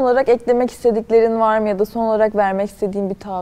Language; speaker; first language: Turkish; native; Turkish